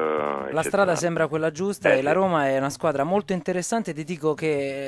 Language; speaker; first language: Italian; native; Italian